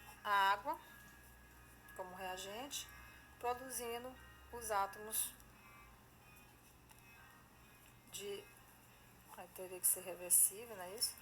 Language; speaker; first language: Portuguese; native; Portuguese